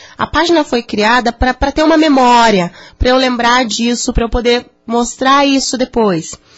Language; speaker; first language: Portuguese; native; Portuguese